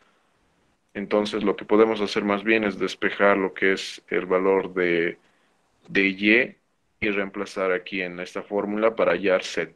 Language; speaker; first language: Spanish; native; Spanish